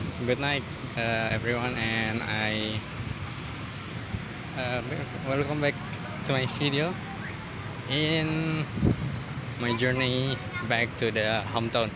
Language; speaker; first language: English; non-native, learner; Indonesian